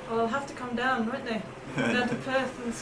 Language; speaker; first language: English; native; English